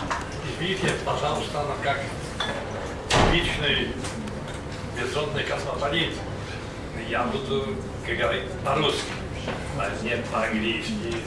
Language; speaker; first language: Russian; non-native, fluent; Polish